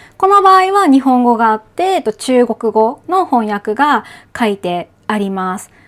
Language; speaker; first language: Japanese; native; Japanese